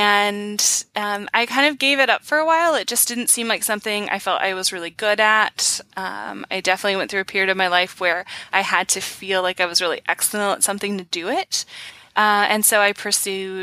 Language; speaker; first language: English; native; English